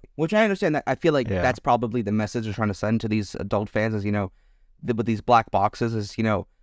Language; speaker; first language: English; native; English